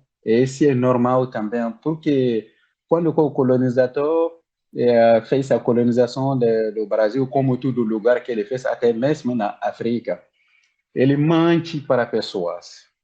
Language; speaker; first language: Portuguese; non-native, learner; Bambara